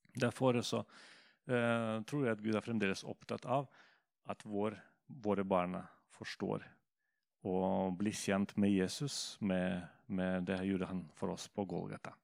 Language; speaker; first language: Norwegian; non-native, fluent; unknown